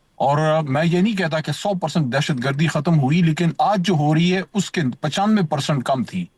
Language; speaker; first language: Urdu; non-native, local second language; Pashto